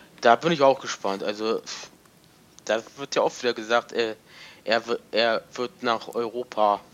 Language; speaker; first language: German; native; German